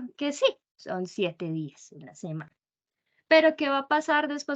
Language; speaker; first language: Spanish; native; Spanish